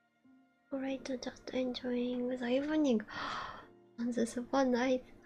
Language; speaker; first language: English; non-native, learner; Japanese